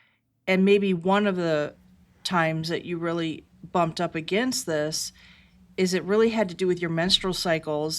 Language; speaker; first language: English; native; English